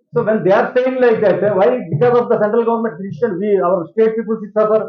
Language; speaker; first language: English; non-native, local second language; Telugu